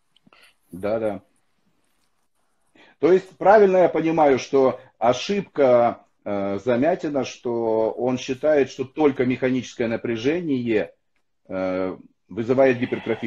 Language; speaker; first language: Russian; native; Russian